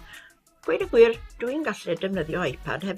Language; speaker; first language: Welsh; native; Welsh